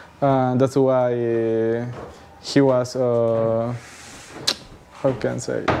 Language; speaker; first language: English; non-native, learner; Spanish